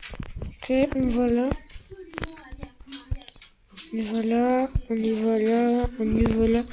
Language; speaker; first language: French; native; French